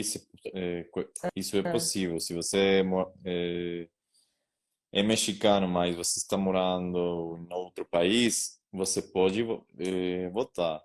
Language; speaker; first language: Portuguese; non-native, learner; Spanish